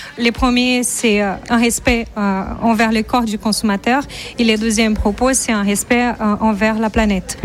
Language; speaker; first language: French; non-native, fluent; Portuguese